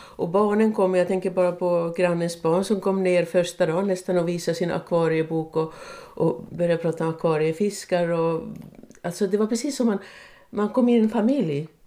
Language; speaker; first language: Swedish; non-native, local second language; Finnish